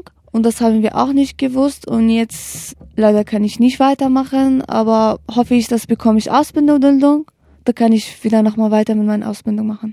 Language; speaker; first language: German; non-native, learner; Kurdish